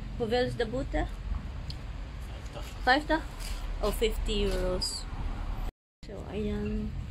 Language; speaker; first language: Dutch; non-native, learner; Filipino